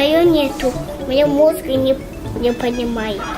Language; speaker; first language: Russian; non-native, learner; Tajik